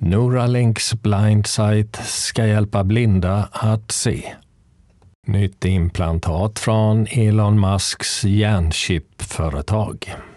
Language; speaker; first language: Swedish; native; Swedish